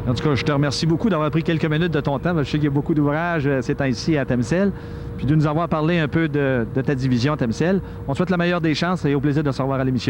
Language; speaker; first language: French; native; French